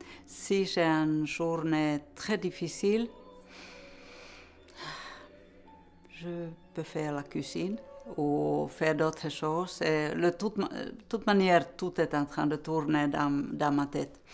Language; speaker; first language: French; non-native, fluent; Finnish